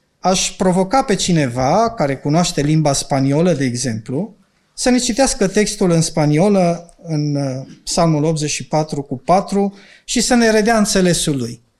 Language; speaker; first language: Romanian; non-native, local second language; Ukrainian